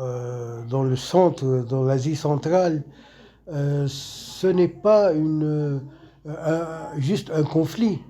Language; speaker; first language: French; non-native, local second language; Arabic